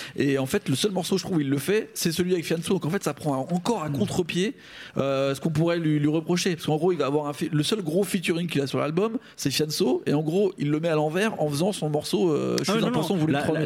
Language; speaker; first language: French; native; French